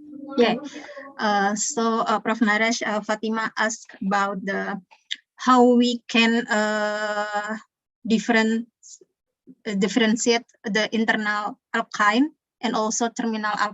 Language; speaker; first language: English; non-native, learner; Indonesian